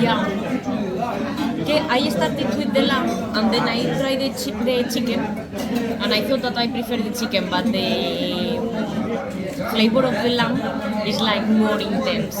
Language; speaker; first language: English; non-native, learner; Spanish